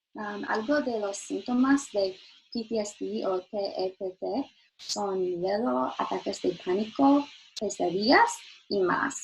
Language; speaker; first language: Spanish; non-native, learner; English